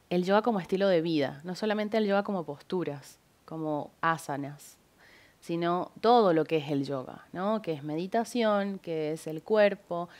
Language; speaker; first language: Spanish; native; Spanish